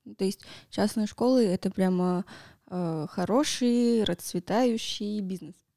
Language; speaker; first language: Russian; non-native, fluent; Spanish